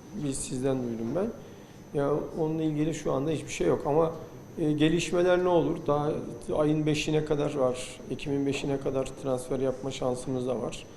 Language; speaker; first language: Turkish; native; Turkish